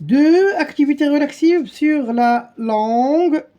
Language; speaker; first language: French; non-native, local second language; Arabic